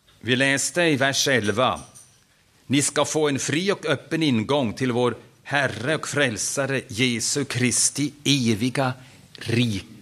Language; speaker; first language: Swedish; non-native, fluent; German